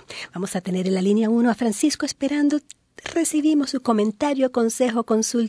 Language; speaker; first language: Spanish; native; Spanish